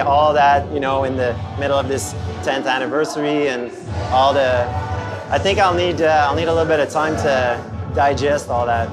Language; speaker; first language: English; non-native, local second language; French